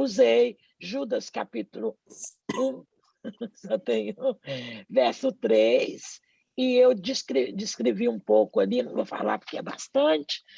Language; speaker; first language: Portuguese; native; Portuguese